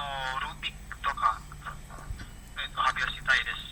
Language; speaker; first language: Japanese; non-native, learner; Indonesian